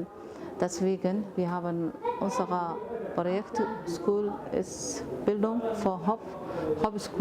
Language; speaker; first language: German; non-native, fluent; Somali